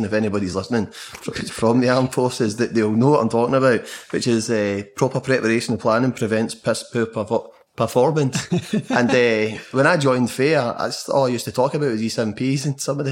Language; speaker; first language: English; native; English